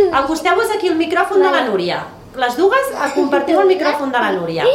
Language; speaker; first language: Catalan; native; Catalan